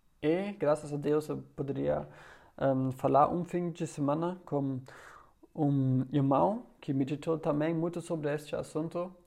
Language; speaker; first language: Portuguese; non-native, learner; German